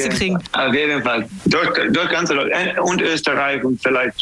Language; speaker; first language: German; non-native, fluent; English